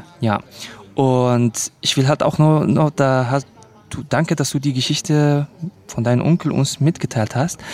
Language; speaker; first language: German; non-native, fluent; Kurdish